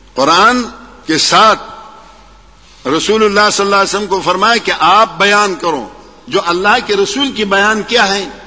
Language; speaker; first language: Urdu; non-native, local second language; Pashto